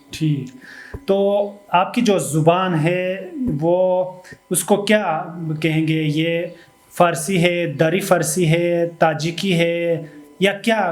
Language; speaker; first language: Urdu; non-native, local second language; Khowar